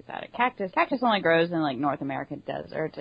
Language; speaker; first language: English; native; English